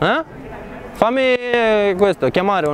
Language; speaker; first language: Italian; non-native, learner; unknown